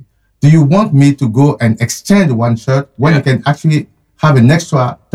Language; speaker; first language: English; non-native, fluent; French